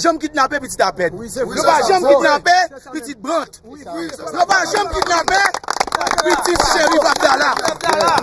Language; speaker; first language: French; non-native, local second language; Haitian Creole